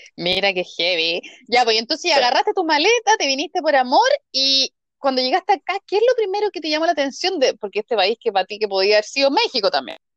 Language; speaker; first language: Spanish; native; Spanish